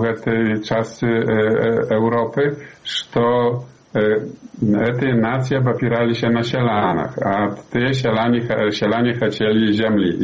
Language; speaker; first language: Polish; non-native, learner; Belarusian